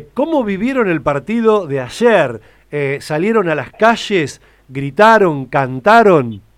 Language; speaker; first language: Spanish; native; Spanish